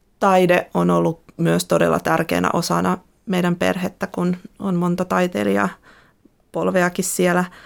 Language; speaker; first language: Finnish; early bilingual, other home language; Russian